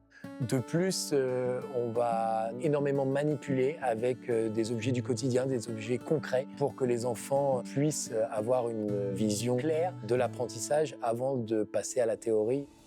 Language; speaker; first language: French; native; French